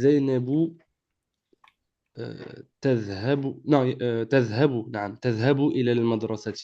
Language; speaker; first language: Arabic; non-native, learner; French